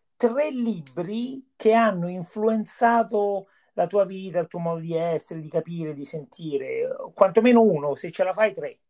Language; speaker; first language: Italian; native; Italian